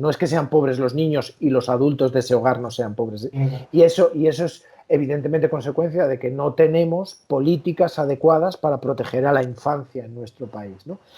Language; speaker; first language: Spanish; native; Spanish